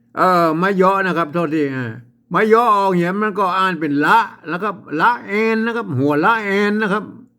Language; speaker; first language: Thai; native; Thai